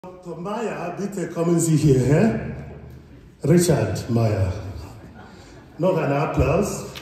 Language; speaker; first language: German; non-native, fluent; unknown